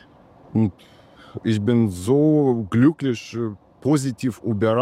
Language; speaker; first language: German; non-native, learner; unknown